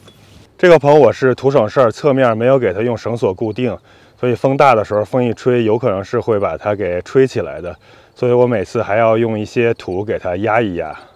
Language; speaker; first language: Chinese; native; Chinese